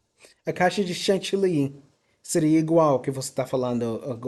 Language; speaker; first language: Portuguese; non-native, fluent; English